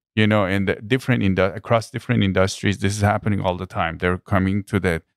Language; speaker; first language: English; non-native, fluent; Persian